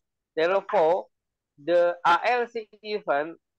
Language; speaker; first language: English; non-native, learner; Indonesian